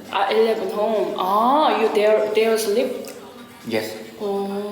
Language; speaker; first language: English; non-native, learner; Korean